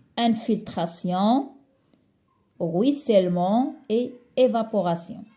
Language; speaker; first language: French; non-native, local second language; Arabic